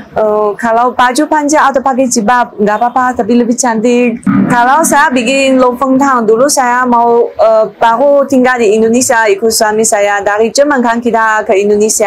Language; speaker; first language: Indonesian; non-native, learner; Chinese